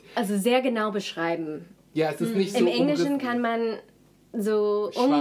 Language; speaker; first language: German; non-native, fluent; English